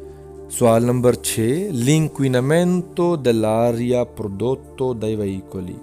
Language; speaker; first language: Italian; non-native, fluent; Punjabi